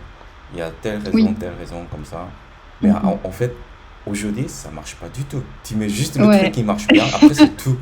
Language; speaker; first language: French; native; French